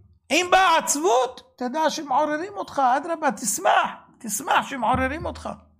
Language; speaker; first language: Hebrew; native; Hebrew